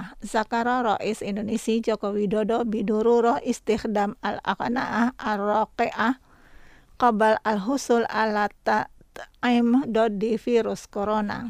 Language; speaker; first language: Arabic; non-native, fluent; Indonesian